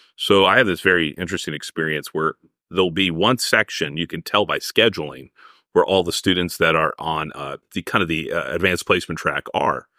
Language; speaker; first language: English; native; English